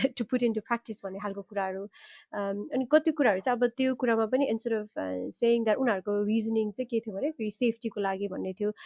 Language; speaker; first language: English; early bilingual, other home language; Nepali